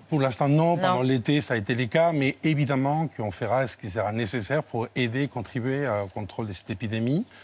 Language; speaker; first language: French; non-native, fluent; Spanish